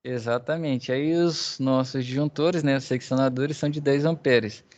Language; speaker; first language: Portuguese; native; Portuguese